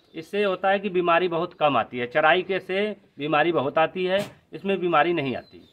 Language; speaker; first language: Hindi; native; Hindi